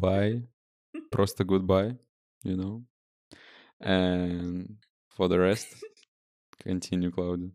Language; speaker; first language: English; non-native, fluent; Russian